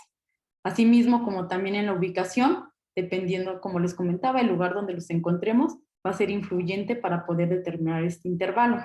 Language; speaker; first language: Spanish; native; Spanish